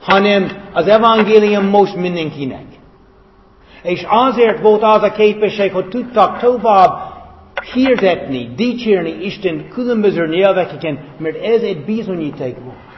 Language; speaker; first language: Hungarian; non-native, fluent; English